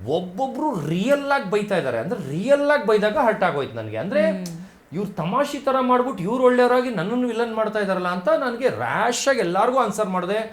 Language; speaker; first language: Kannada; native; Kannada